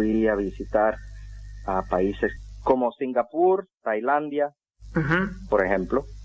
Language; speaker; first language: Spanish; non-native, fluent; English